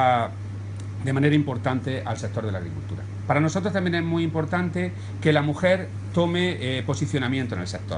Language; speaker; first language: Spanish; native; Spanish